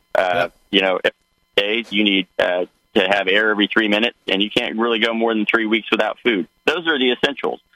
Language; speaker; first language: English; native; English